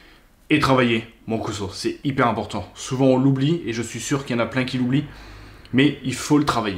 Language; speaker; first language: French; native; French